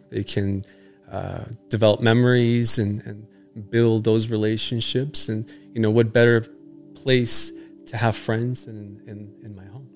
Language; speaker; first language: English; early bilingual, other home language; Spanish